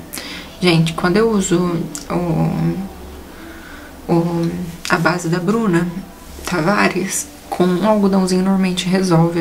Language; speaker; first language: Portuguese; native; Portuguese